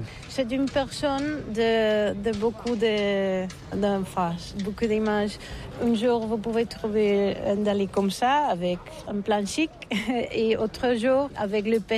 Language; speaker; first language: French; non-native, fluent; Catalan